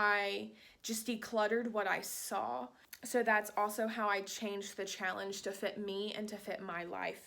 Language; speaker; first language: English; native; English